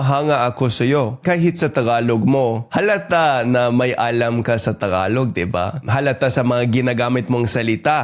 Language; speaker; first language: Filipino; non-native, fluent; English